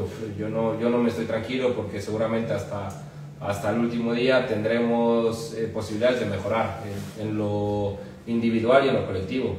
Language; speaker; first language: Spanish; native; Spanish